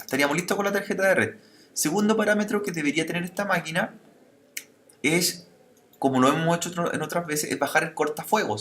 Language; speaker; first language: Spanish; native; Spanish